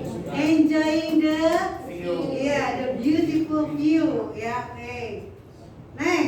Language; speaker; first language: English; non-native, fluent; Indonesian